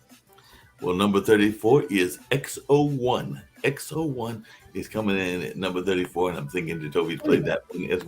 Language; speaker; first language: English; native; English